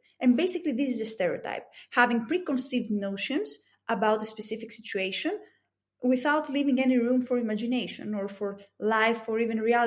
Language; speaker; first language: English; non-native, fluent; Greek